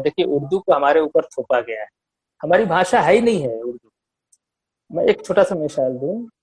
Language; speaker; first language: Hindi; native; Hindi